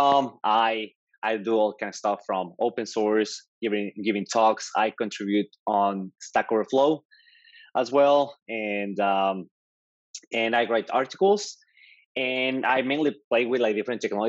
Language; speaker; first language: English; non-native, fluent; Spanish